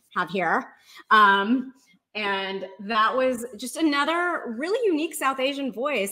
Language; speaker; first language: English; native; English